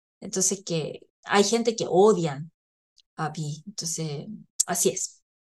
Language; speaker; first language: Spanish; non-native, fluent; Korean